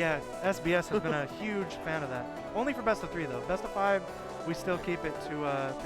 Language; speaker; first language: English; native; English